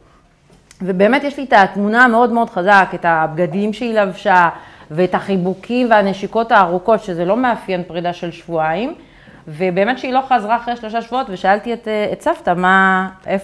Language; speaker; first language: Hebrew; early bilingual, other home language; Amharic